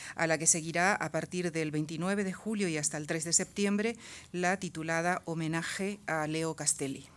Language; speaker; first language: Spanish; native; Spanish